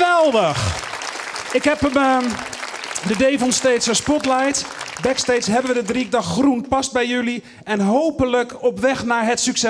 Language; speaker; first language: Dutch; native; Dutch